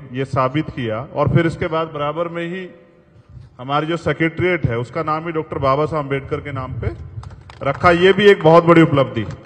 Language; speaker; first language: Hindi; native; Hindi